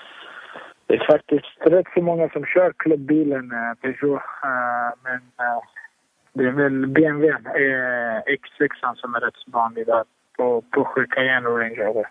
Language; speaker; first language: Swedish; early bilingual, other home language; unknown